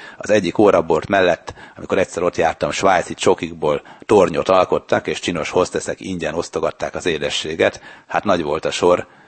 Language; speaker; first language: Hungarian; native; Hungarian